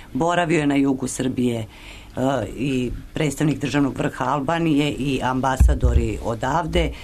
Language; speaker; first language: Serbian; native; Serbian